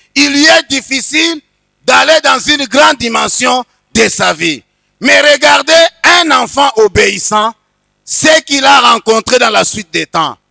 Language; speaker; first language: French; non-native, local second language; Swahili